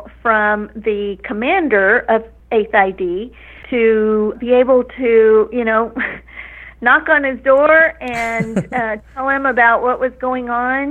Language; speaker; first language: English; native; English